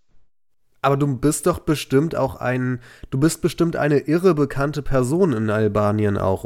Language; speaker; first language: German; native; German